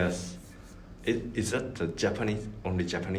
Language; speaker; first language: English; non-native, learner; Japanese